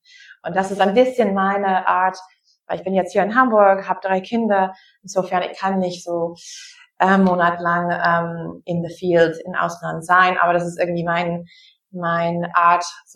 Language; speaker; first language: German; non-native, fluent; English